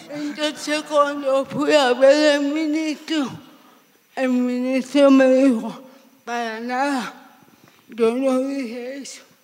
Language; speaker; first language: Spanish; native; Spanish